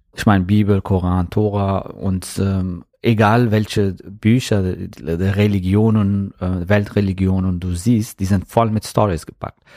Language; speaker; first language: German; non-native, fluent; Persian